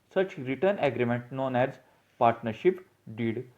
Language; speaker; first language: English; non-native, local second language; Marathi